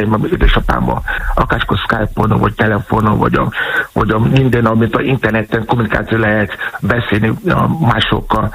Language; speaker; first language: Hungarian; non-native, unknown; Yoruba